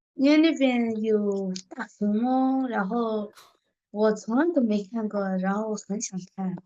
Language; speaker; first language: Chinese; early bilingual, heritage; Chinese